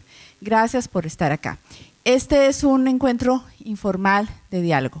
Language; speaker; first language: Spanish; native; Spanish